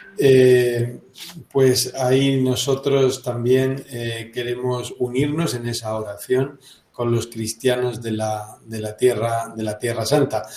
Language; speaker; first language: Spanish; native; Spanish